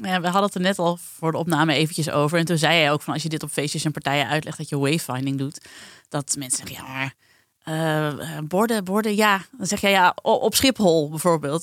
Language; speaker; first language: Dutch; native; Dutch